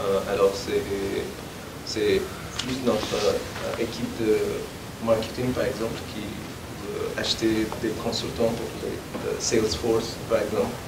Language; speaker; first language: French; non-native, learner; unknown